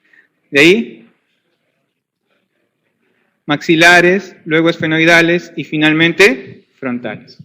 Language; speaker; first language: Spanish; native; Spanish